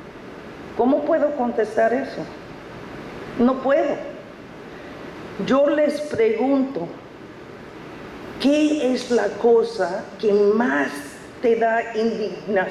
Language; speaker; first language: Spanish; non-native, fluent; English